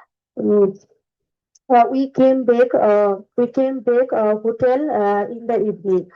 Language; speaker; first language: English; non-native, learner; Bangla